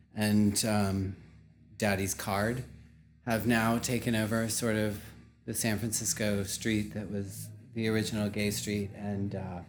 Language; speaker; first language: English; native; English